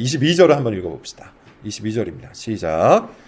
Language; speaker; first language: Korean; native; Korean